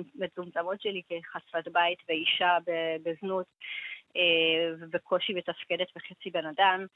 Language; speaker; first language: Hebrew; non-native, fluent; Hungarian